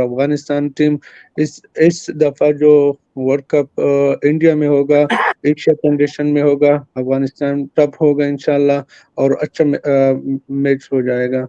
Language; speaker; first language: Hindi; non-native, fluent; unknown